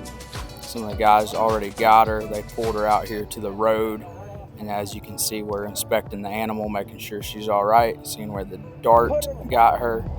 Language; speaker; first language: English; native; English